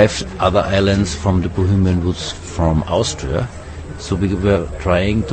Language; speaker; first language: English; non-native, fluent; German